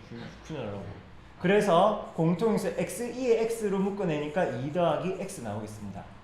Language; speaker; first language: Korean; native; Korean